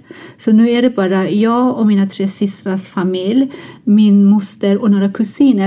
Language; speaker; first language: Swedish; non-native, fluent; Persian